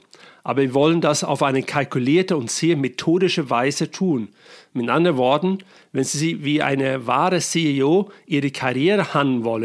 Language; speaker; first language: German; non-native, fluent; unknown